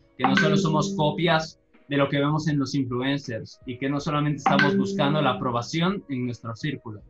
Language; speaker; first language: Spanish; native; Spanish